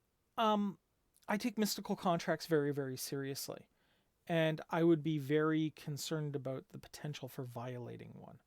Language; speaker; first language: English; native; English